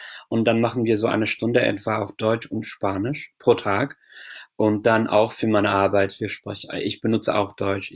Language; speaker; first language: German; non-native, fluent; English